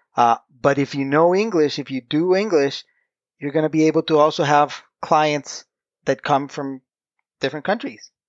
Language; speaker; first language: English; non-native, fluent; Spanish